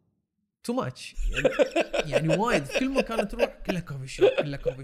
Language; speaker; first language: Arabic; native; Arabic